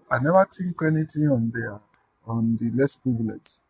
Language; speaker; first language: English; non-native, local second language; Yoruba